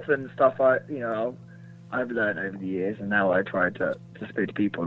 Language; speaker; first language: English; native; English